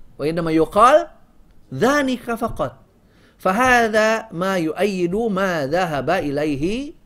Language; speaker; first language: Arabic; non-native, fluent; Indonesian